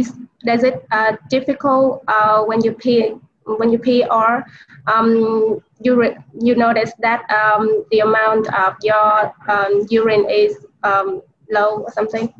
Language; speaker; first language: English; non-native, learner; Vietnamese